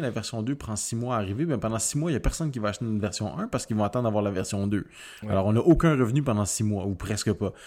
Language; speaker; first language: French; native; French